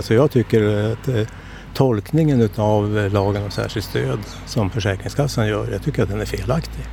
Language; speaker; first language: Swedish; native; Swedish